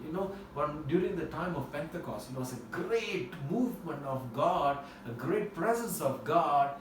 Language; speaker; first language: English; non-native, local second language; Tamil